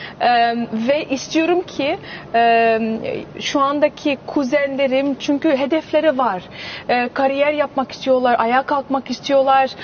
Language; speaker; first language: Turkish; early bilingual, heritage; Turkish